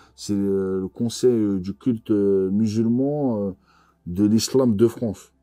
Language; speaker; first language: French; native; French